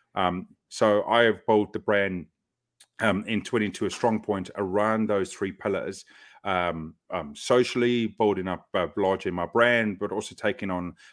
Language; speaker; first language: English; native; English